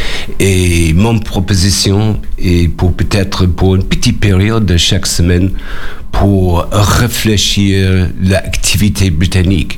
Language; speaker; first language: French; non-native, learner; English